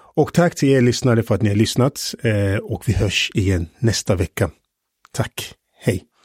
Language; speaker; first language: Swedish; non-native, fluent; English